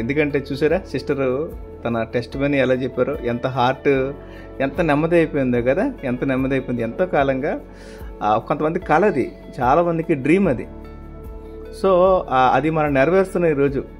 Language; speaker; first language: Telugu; native; Telugu